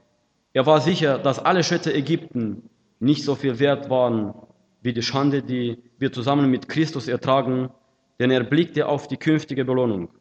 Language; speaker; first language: German; non-native, fluent; Russian